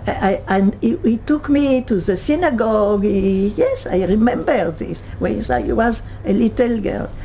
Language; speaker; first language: English; non-native, learner; French